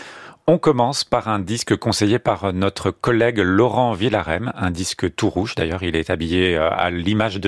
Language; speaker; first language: French; native; French